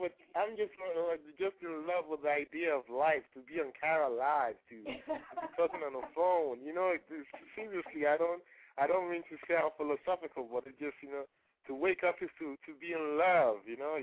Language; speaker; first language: English; non-native, local second language; Yoruba